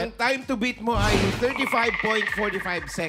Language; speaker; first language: Filipino; native; Filipino